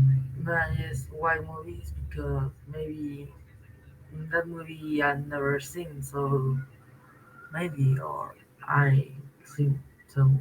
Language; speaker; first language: English; non-native, learner; Spanish